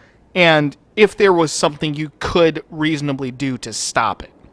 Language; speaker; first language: English; native; English